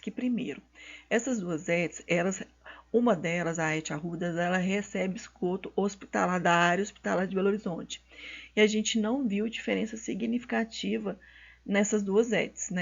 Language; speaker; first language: Portuguese; native; Portuguese